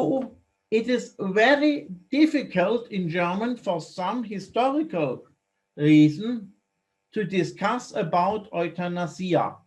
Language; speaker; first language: English; non-native, fluent; German